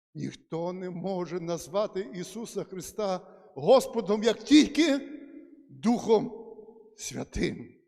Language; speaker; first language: Ukrainian; native; Ukrainian